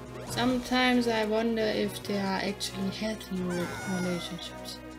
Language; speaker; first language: English; non-native, fluent; German